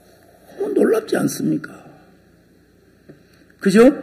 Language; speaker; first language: Korean; native; Korean